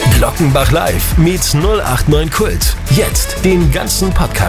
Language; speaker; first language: German; native; German